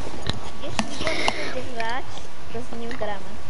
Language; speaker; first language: Polish; early bilingual, heritage; Polish